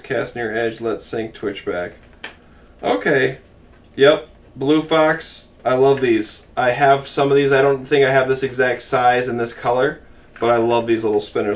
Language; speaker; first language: English; native; English